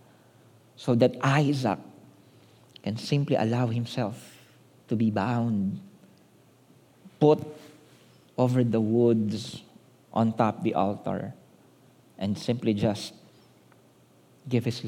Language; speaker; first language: English; non-native, local second language; Filipino